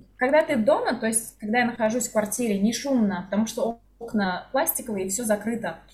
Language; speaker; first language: Russian; native; Russian